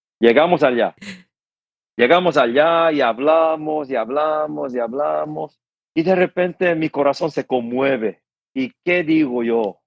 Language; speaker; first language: Spanish; non-native, fluent; Korean